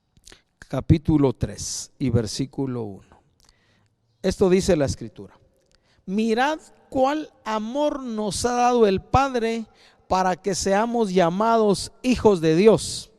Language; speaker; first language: Spanish; native; Spanish